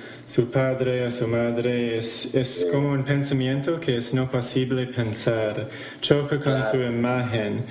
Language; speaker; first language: Spanish; non-native, fluent; English